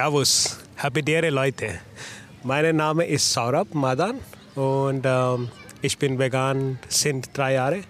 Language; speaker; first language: German; non-native, learner; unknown